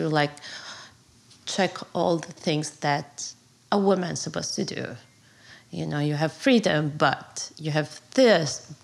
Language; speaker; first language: English; non-native, fluent; Arabic